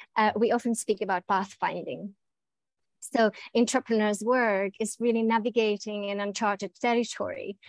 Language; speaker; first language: English; native; English